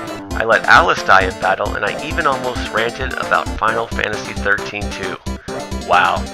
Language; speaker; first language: English; native; English